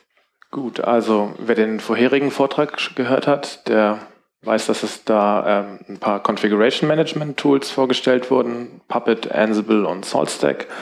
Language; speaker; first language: German; native; German